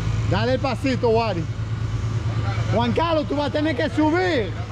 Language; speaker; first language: Spanish; non-native, fluent; French